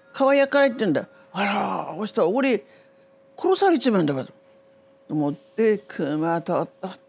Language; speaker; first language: Japanese; native; Japanese